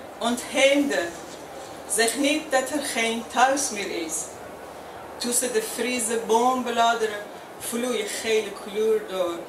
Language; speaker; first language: Dutch; non-native, fluent; Persian